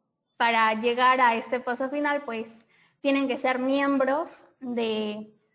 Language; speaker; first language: Spanish; native; Spanish